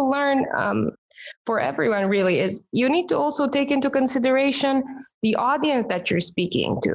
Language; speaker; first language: English; non-native, fluent; Romanian